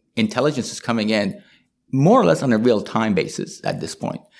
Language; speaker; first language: English; non-native, fluent; Persian